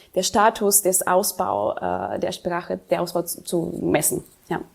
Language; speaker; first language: German; non-native, fluent; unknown